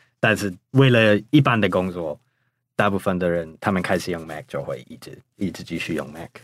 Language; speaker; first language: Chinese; non-native, fluent; English